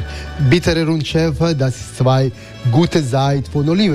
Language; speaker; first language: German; non-native, learner; Croatian